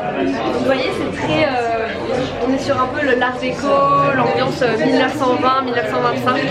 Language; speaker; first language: French; native; French